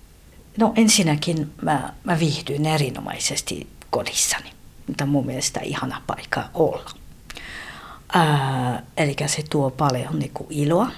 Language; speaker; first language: Finnish; non-native, fluent; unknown